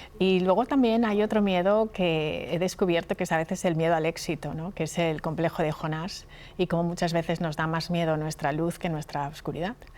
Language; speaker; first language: Spanish; early bilingual, other home language; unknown